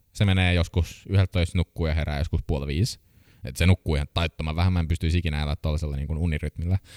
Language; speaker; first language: Finnish; native; Finnish